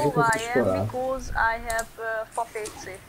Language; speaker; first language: English; non-native, learner; Hungarian